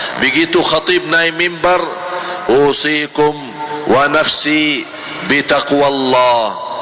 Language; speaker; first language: Malay; non-native, fluent; Arabic